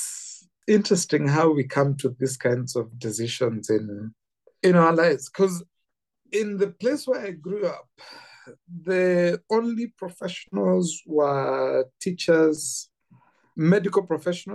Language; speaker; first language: English; non-native, local second language; Kikuyu